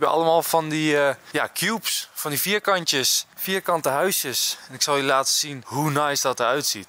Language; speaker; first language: Dutch; native; Dutch